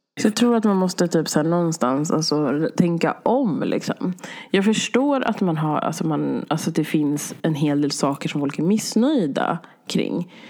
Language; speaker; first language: Swedish; native; Swedish